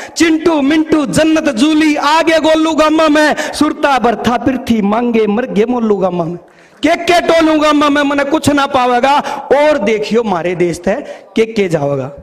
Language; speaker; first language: Hindi; native; Hindi